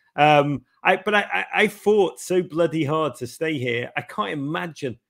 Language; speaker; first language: English; native; English